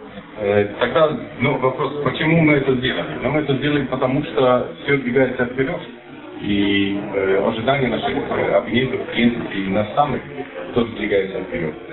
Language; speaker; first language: Russian; non-native, fluent; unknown